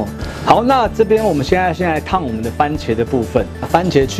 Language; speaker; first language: Chinese; native; Chinese